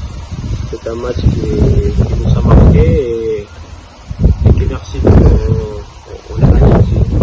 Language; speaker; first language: French; non-native, fluent; Spanish